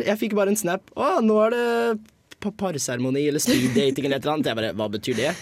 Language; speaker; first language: Norwegian; early bilingual, other home language; English